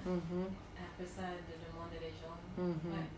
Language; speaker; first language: French; non-native, learner; English